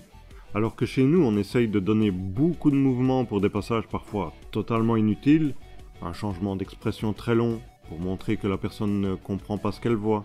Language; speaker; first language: French; native; French